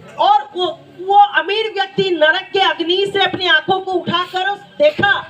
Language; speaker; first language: Hindi; non-native, local second language; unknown